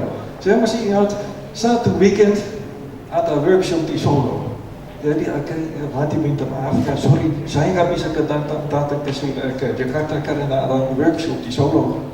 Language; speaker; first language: Indonesian; non-native, fluent; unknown